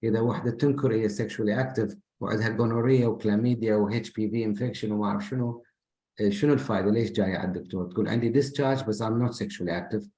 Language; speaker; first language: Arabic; native; Arabic